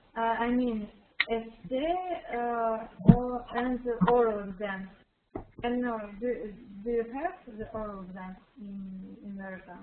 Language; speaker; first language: English; non-native, learner; Russian